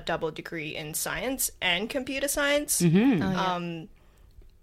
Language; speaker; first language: English; non-native, local second language; Cantonese